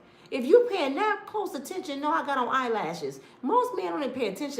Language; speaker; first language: English; native; English